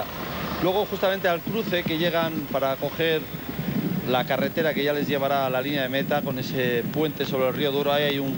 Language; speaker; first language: Spanish; native; Spanish